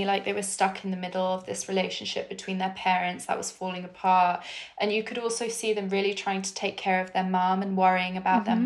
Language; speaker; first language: English; native; English